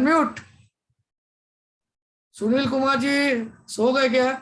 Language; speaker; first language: Hindi; native; Hindi